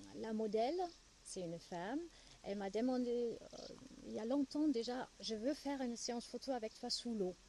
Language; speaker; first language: French; non-native, fluent; German